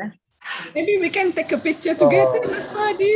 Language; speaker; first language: English; non-native, learner; Indonesian